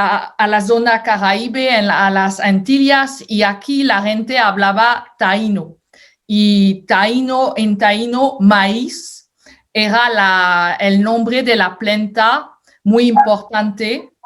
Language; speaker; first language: Spanish; non-native, fluent; French